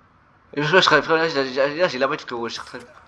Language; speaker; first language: French; native; French